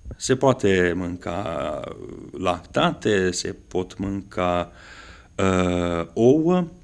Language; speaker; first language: Romanian; non-native, local second language; Hungarian